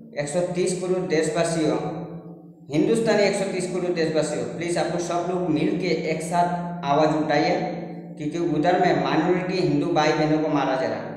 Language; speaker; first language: Hindi; non-native, local second language; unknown